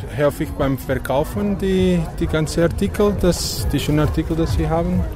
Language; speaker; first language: German; non-native, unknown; Portuguese